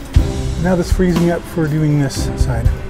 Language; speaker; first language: English; native; English